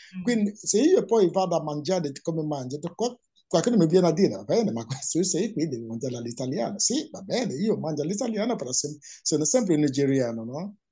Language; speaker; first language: Italian; non-native, fluent; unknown